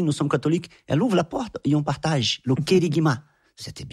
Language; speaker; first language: French; non-native, fluent; Portuguese